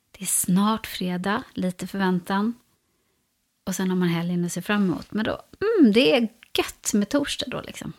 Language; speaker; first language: Swedish; native; Swedish